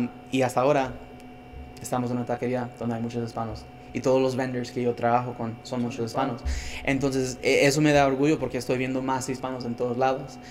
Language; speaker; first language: Spanish; early bilingual, heritage; Spanish